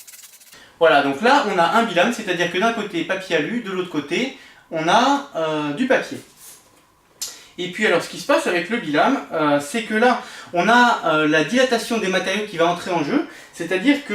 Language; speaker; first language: French; native; French